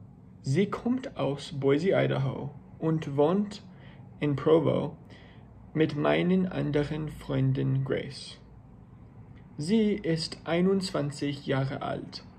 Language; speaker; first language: German; non-native, learner; English